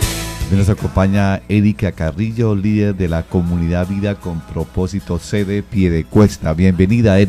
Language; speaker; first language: Spanish; native; Spanish